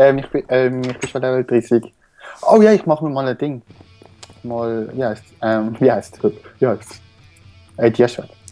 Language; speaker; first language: German; native; German